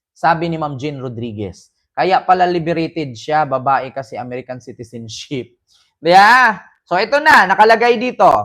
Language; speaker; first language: Filipino; native; Filipino